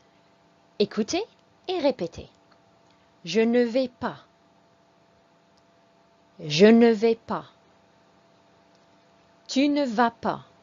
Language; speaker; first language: French; non-native, fluent; English